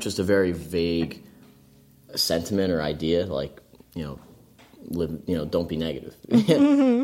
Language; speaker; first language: English; native; English